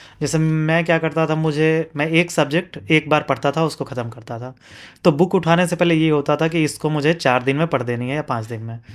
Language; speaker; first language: Hindi; native; Hindi